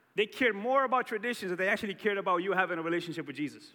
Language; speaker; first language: English; early bilingual, other home language; Portuguese